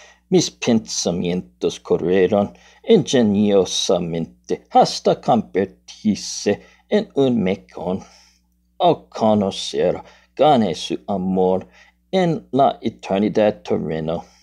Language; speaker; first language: Spanish; non-native, learner; English